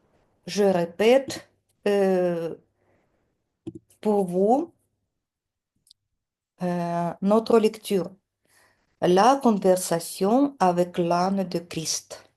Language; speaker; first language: French; non-native, fluent; Russian